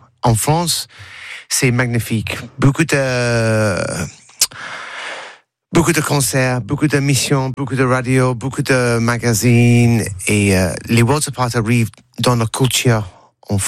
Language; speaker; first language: French; non-native, learner; English